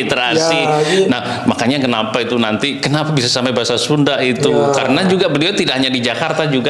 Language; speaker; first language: Indonesian; native; Indonesian